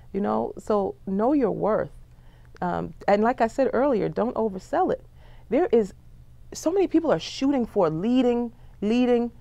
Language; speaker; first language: English; native; English